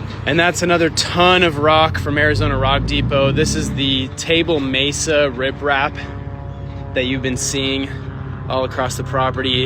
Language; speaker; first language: English; native; English